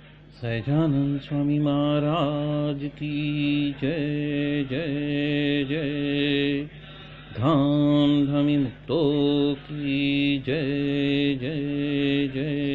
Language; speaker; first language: Hindi; non-native, local second language; Gujarati